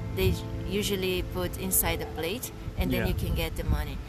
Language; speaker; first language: English; non-native, learner; Portuguese